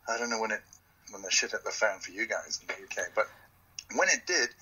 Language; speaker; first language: English; native; English